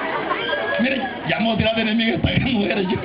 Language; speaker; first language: Spanish; native; Spanish